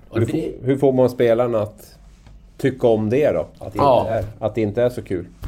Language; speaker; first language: Swedish; native; Swedish